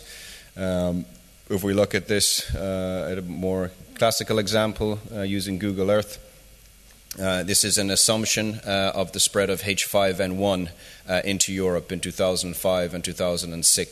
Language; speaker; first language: English; native; English